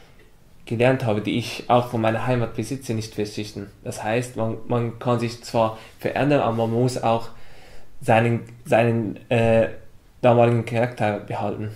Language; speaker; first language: German; non-native, local second language; Arabic